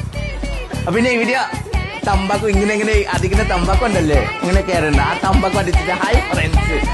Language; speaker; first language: Malayalam; non-native, fluent; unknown